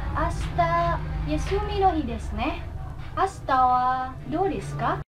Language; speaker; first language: Japanese; non-native, learner; Indonesian